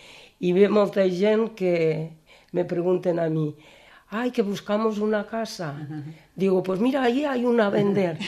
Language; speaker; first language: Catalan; non-native, local second language; Spanish